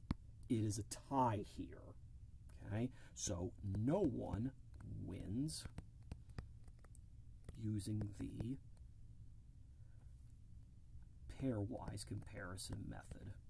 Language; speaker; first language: English; native; English